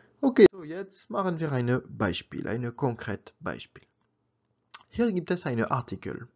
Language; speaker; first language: German; non-native, learner; French